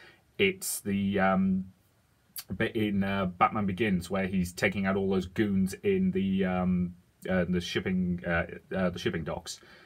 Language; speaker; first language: English; native; English